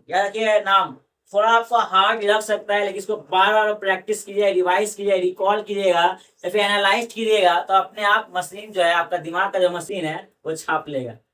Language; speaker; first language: Hindi; native; Hindi